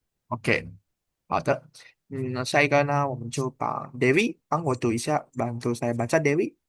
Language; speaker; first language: Chinese; non-native, fluent; Indonesian